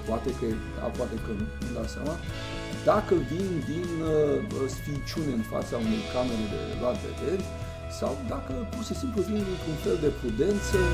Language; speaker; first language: Romanian; native; Romanian